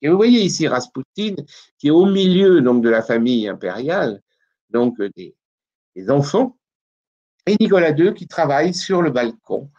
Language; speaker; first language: French; native; French